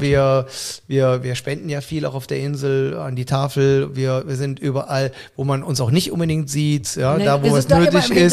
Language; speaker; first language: German; native; German